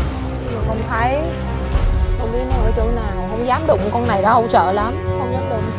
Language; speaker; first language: Vietnamese; native; Vietnamese